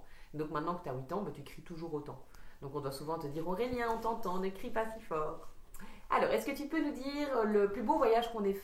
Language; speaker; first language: French; native; French